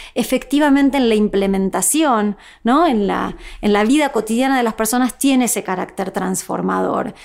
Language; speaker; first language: Spanish; native; Spanish